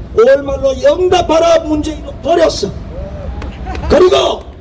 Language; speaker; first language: Korean; native; Korean